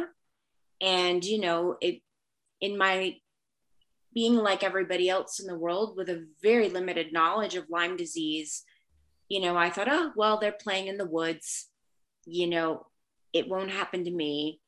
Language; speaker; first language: English; early bilingual, other home language; Spanish